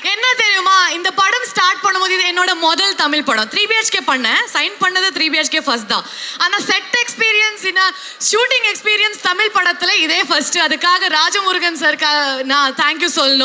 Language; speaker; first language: Tamil; non-native, local second language; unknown